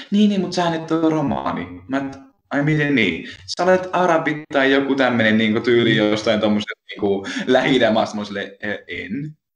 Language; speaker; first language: Finnish; native; Finnish